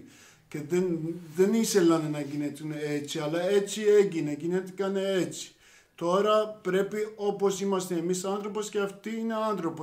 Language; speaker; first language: Greek; non-native, learner; Persian